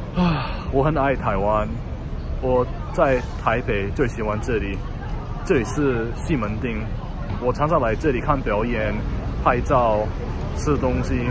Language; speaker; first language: Chinese; non-native, learner; Cantonese